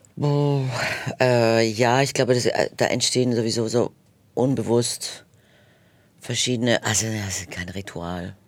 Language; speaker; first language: German; native; German